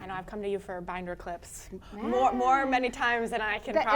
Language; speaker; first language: English; native; English